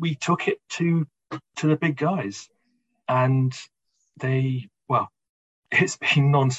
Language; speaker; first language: English; native; English